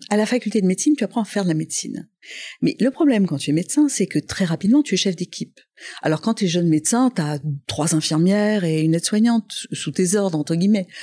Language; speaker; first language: French; non-native, local second language; Arabic